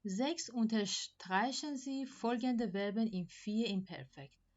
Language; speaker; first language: German; non-native, fluent; Persian